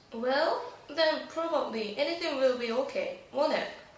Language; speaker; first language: English; non-native, fluent; Japanese